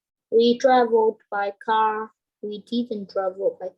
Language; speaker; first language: English; non-native, learner; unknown